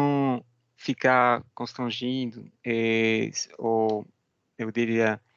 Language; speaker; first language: Portuguese; non-native, fluent; French